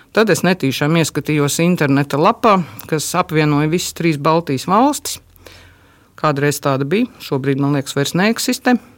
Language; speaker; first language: Latvian; native; Latvian